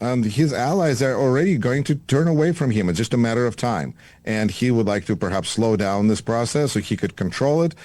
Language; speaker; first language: English; non-native, fluent; Russian